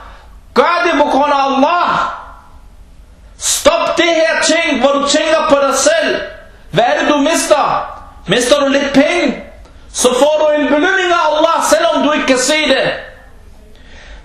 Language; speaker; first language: Danish; non-native, local second language; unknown